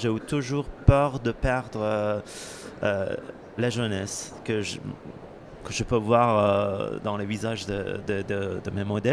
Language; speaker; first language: French; non-native, fluent; Persian